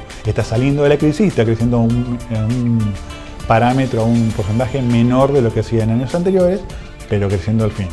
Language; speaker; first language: Spanish; native; Spanish